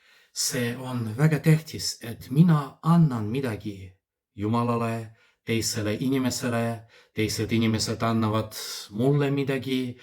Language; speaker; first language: Estonian; non-native, fluent; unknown